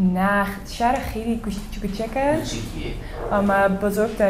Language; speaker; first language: Persian; non-native, learner; Dutch